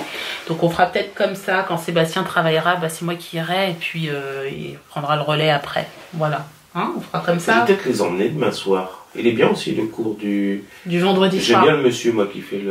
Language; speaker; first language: French; native; French